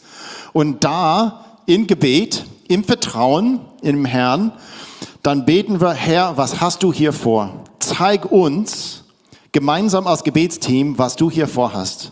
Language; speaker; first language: German; non-native, fluent; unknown